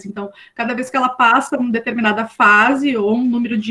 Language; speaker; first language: Portuguese; native; Portuguese